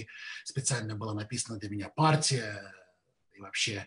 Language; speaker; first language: Russian; native; Russian